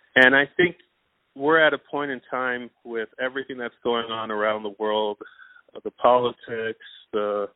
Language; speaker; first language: English; non-native, fluent; Persian